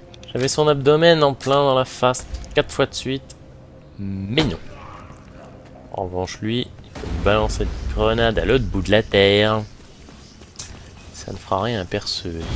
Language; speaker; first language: French; native; French